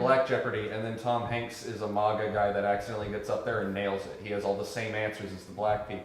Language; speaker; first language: English; native; English